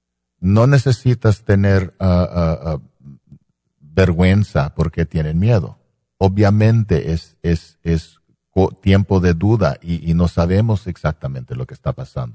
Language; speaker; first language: Spanish; non-native, fluent; English